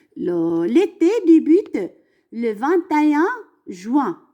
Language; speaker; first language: French; non-native, local second language; Arabic